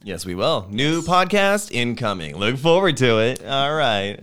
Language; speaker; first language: English; native; English